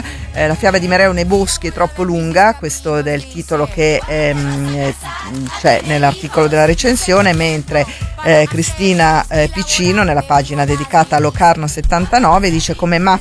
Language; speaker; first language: Italian; native; Italian